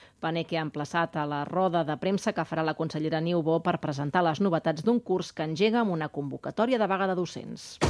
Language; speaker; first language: Catalan; native; Catalan